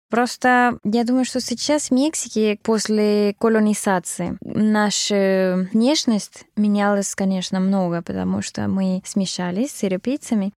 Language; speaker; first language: Russian; non-native, fluent; Spanish